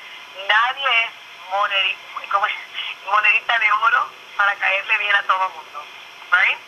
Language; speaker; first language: Spanish; early bilingual, other home language; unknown